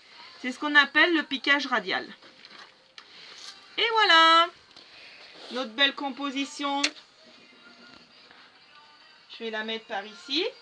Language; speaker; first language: French; native; French